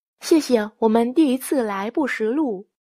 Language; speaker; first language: Chinese; non-native, fluent; Vietnamese